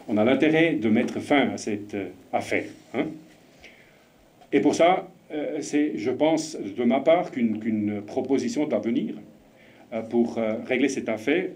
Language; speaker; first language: French; non-native, fluent; German